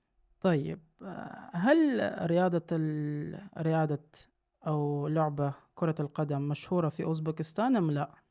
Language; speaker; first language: Arabic; non-native, fluent; Uzbek